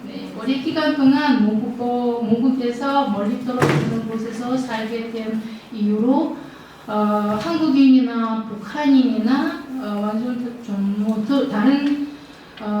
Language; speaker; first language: Korean; early bilingual, heritage; Russian